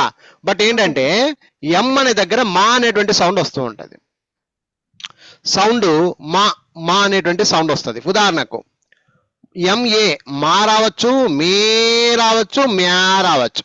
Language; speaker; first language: Telugu; native; Telugu